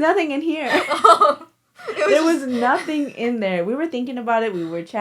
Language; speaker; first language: English; native; English